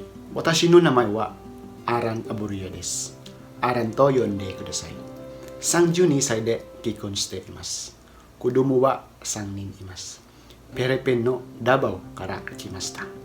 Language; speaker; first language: Japanese; non-native, learner; Filipino